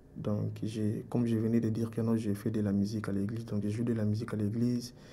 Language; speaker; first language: French; non-native, local second language; Lingala